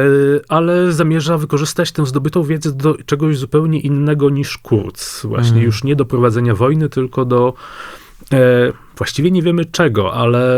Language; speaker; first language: Polish; native; Polish